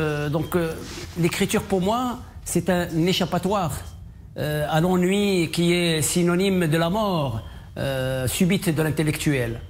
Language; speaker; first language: French; non-native, local second language; Arabic